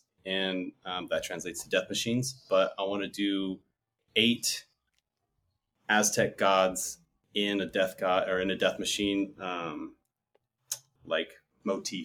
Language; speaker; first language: English; native; English